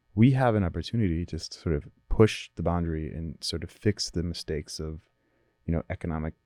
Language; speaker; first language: English; native; English